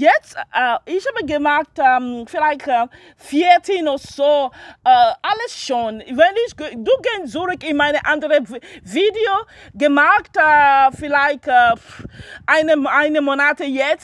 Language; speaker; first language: German; non-native, learner; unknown